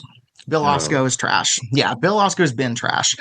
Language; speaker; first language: English; native; English